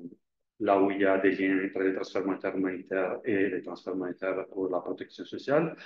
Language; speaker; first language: French; non-native, fluent; Italian